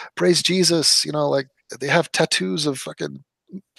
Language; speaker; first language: English; native; English